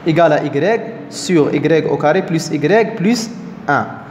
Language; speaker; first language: French; non-native, local second language; Arabic